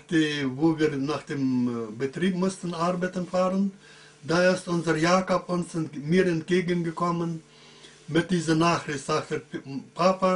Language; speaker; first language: German; early bilingual, heritage; German